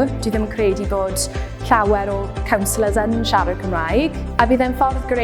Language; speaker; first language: Welsh; non-native, local second language; English